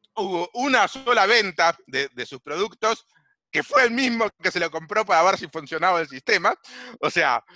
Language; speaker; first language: Spanish; native; Spanish